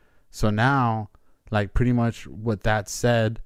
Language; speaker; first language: English; early bilingual, other home language; Spanish